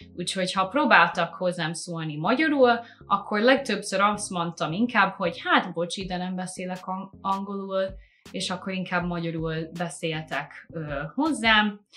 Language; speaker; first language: Hungarian; non-native, fluent; English